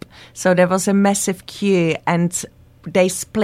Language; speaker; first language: English; non-native, fluent; Czech